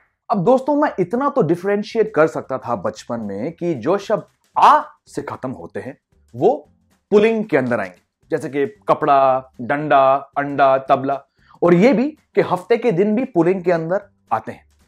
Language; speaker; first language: Hindi; non-native, local second language; English